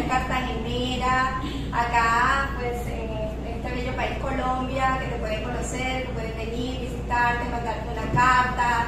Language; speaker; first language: Spanish; native; Spanish